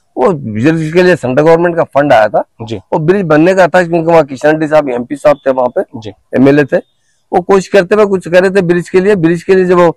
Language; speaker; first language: Hindi; non-native, local second language; Urdu